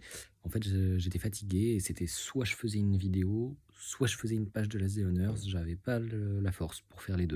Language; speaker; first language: French; native; French